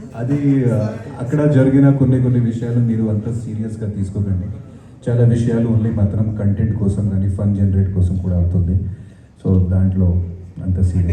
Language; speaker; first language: Telugu; non-native, fluent; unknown